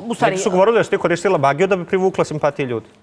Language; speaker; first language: Serbian; native; Serbian